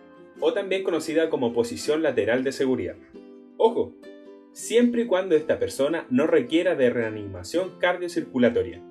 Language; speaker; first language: Spanish; native; Spanish